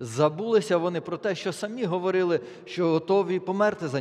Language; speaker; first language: Polish; non-native, learner; Ukrainian